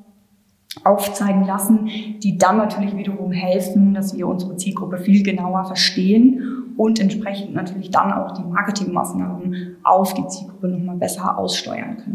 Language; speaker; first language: German; native; German